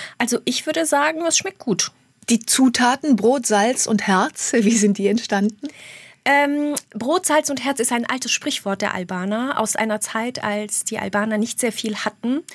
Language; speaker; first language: German; early bilingual, other home language; Albanian